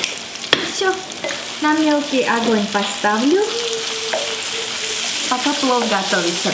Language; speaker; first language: Russian; non-native, fluent; Armenian